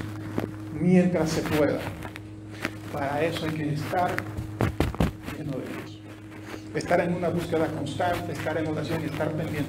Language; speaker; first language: Spanish; native; Spanish